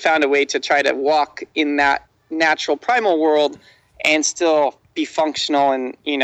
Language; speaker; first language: English; native; English